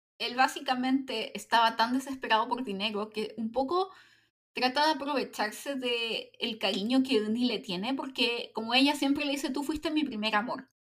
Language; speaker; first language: Spanish; native; Spanish